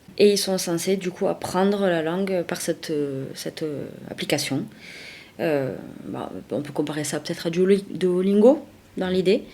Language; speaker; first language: French; native; French